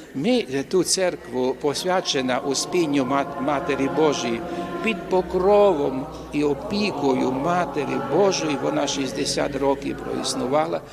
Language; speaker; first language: Ukrainian; early bilingual, heritage; Ukrainian